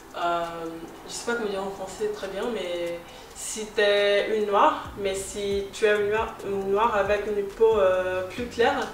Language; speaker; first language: French; non-native, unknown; Portuguese